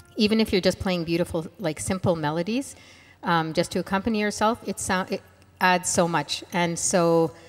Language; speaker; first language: English; non-native, fluent; Arabic